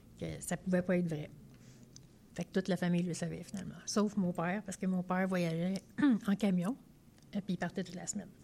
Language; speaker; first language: French; native; French